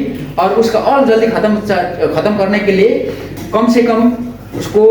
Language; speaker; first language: Hindi; non-native, local second language; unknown